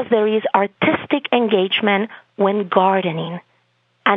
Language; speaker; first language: English; non-native, fluent; Spanish